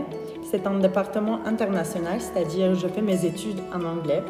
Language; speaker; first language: French; non-native, fluent; Turkish